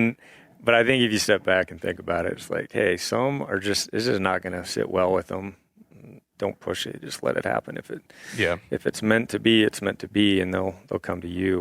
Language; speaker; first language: English; native; English